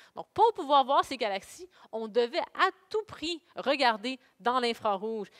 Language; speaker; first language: French; native; French